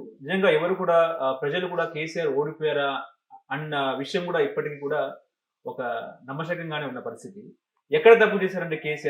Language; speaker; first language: Telugu; native; Telugu